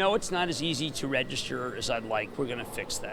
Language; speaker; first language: English; native; English